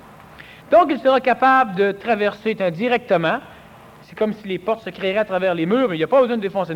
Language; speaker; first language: French; native; French